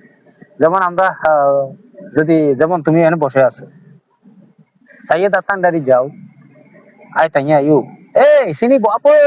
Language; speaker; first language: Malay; non-native, learner; Bangla